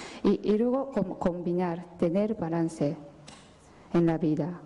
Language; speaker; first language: Spanish; non-native, fluent; Japanese